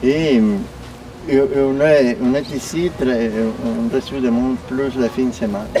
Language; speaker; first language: French; non-native, learner; Spanish